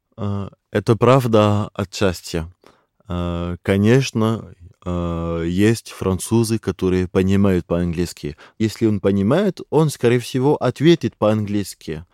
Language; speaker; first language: Russian; non-native, fluent; French